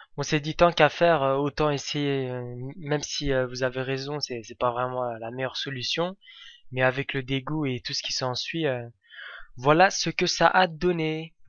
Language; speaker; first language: French; native; French